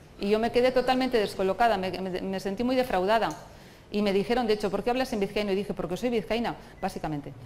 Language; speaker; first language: Spanish; non-native, local second language; Basque